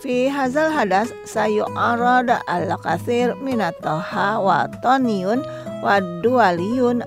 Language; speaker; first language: Arabic; non-native, learner; Indonesian